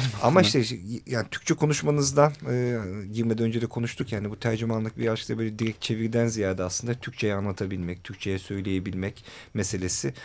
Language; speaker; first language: Turkish; native; Turkish